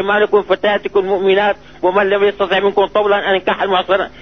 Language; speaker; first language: Arabic; native; Arabic